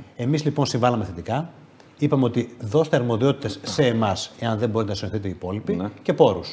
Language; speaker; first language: Greek; native; Greek